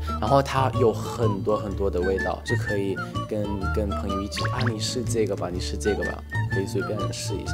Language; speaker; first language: Chinese; non-native, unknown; Thai